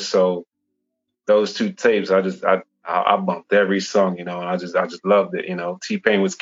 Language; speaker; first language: English; native; English